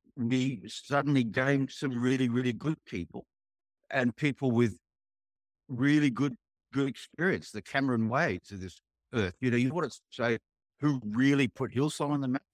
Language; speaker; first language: English; native; English